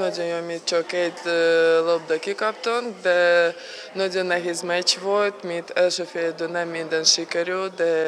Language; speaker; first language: Hungarian; non-native, learner; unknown